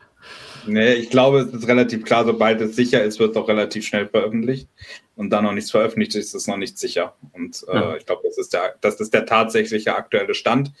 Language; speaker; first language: German; native; German